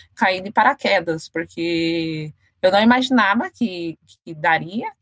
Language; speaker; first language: Portuguese; native; Portuguese